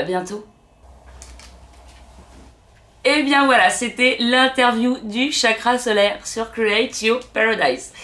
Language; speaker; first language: French; native; French